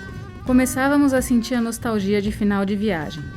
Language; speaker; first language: Portuguese; native; Portuguese